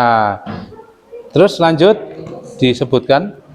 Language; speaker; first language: Indonesian; native; Indonesian